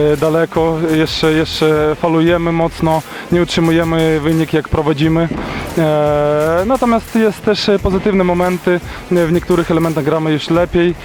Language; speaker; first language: Polish; non-native, fluent; Ukrainian